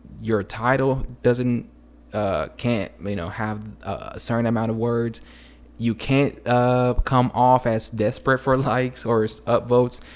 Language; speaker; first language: English; early bilingual, other home language; Spanish